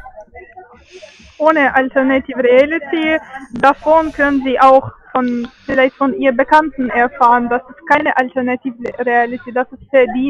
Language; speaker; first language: German; non-native, fluent; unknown